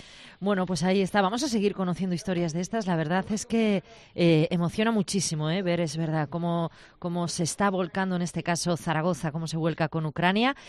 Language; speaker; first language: Spanish; native; Spanish